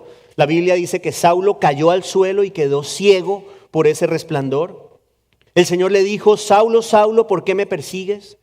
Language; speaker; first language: Spanish; native; Spanish